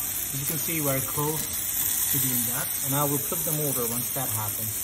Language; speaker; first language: English; non-native, local second language; Filipino